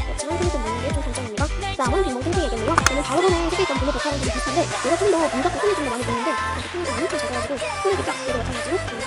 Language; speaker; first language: Korean; native; Korean